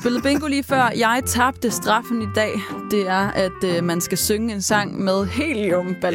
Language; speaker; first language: Danish; native; Danish